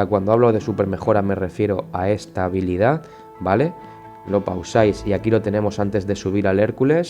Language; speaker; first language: Spanish; native; Spanish